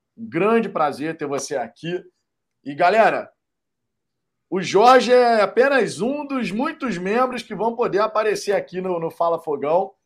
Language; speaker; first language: Portuguese; native; Portuguese